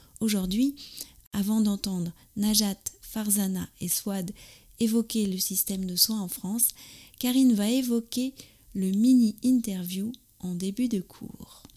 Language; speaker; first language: French; native; French